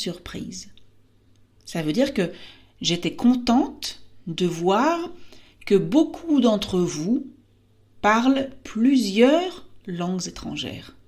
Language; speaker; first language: French; native; French